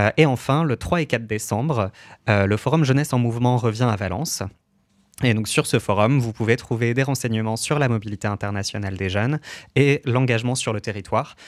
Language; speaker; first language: French; native; French